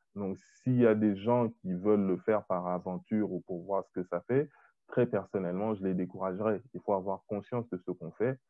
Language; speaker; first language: French; non-native, local second language; Lingala